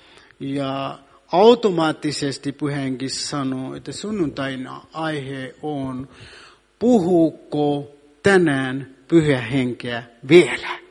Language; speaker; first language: Finnish; non-native, fluent; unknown